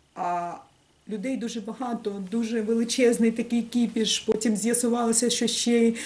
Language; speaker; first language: Ukrainian; native; Ukrainian